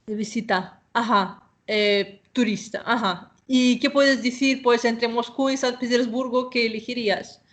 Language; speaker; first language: Spanish; non-native, fluent; Russian